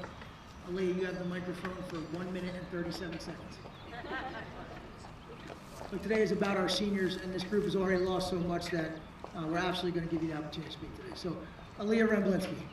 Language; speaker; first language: English; native; English